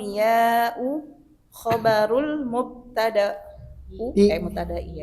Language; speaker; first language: Arabic; non-native, learner; Indonesian